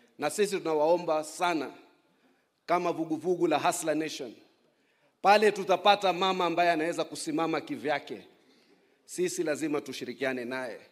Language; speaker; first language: Swahili; native; Swahili